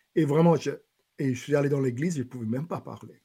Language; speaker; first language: French; non-native, fluent; English